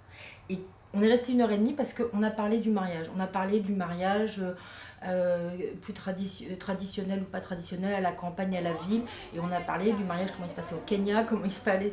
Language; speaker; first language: French; native; French